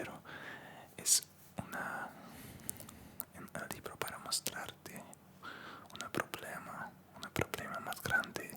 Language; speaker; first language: Spanish; non-native, learner; Russian